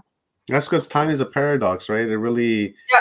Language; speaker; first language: English; native; English